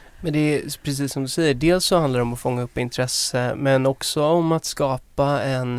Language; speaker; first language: Swedish; native; Swedish